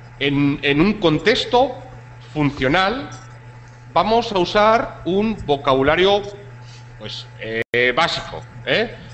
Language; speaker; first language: Spanish; native; Spanish